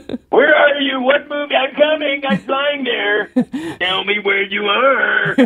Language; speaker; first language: English; native; English